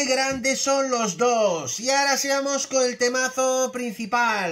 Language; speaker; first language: Spanish; native; Spanish